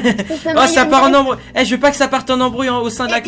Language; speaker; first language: French; native; French